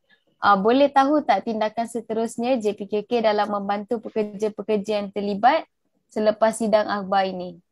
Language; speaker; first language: Malay; native; Malay